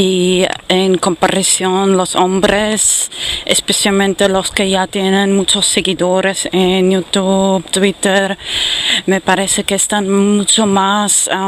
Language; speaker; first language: Spanish; non-native, fluent; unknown